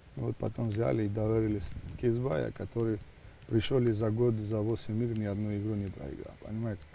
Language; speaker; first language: Russian; non-native, local second language; Georgian